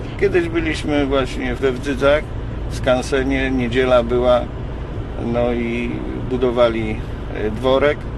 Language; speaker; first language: Polish; native; Polish